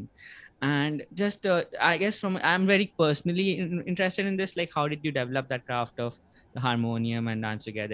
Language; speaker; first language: English; non-native, local second language; Bangla